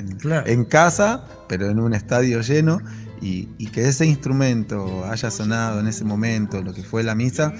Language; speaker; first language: Spanish; native; Spanish